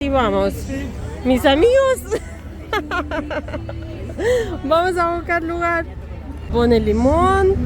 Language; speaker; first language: Spanish; non-native, fluent; Russian